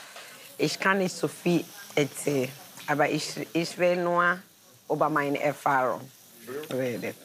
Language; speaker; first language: German; non-native, learner; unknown